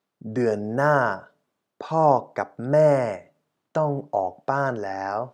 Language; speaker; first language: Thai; non-native, fluent; German